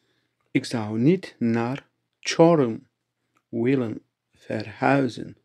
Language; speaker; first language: Dutch; non-native, learner; Turkish